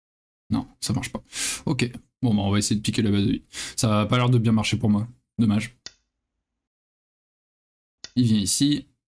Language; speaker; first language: French; native; French